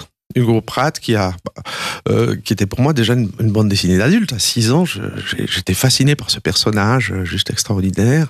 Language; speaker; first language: French; native; French